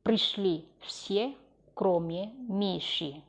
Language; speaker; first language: Russian; non-native, fluent; Indonesian